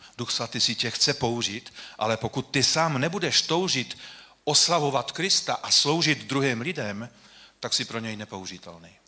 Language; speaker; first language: Czech; non-native, local second language; Polish